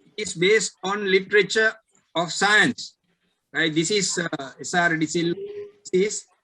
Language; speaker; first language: English; non-native, local second language; Sinhala